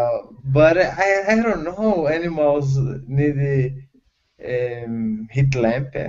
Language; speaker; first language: English; non-native, learner; Spanish